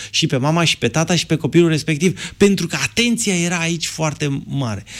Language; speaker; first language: Romanian; native; Romanian